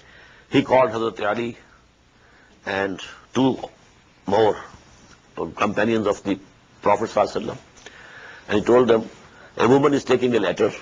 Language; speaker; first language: English; non-native, local second language; Urdu